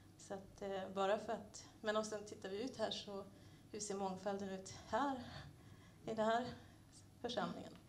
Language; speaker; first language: Swedish; non-native, fluent; Hungarian